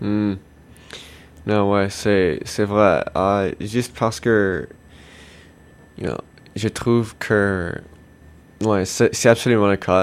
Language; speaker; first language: French; non-native, local second language; English